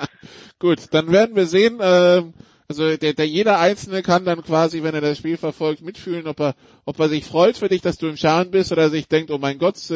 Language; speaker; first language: German; non-native, fluent; French